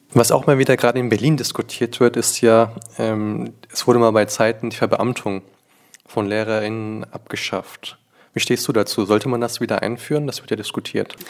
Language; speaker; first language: German; early bilingual, other home language; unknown